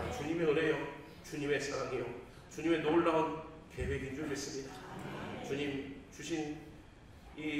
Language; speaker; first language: Korean; native; Korean